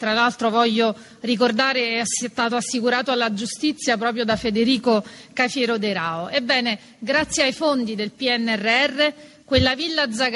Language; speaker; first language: Italian; native; Italian